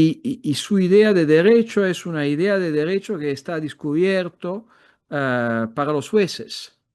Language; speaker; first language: Spanish; non-native, fluent; Italian